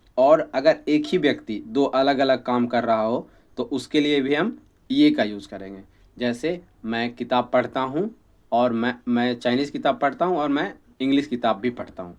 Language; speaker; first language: Hindi; native; Hindi